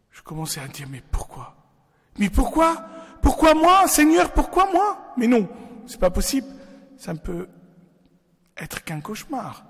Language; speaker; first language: French; non-native, local second language; Arabic